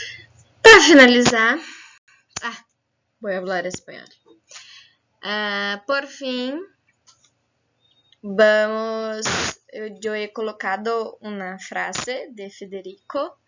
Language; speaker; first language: Spanish; non-native, fluent; Portuguese